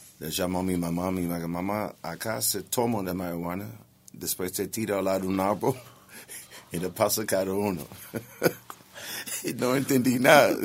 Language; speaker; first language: Spanish; non-native, learner; English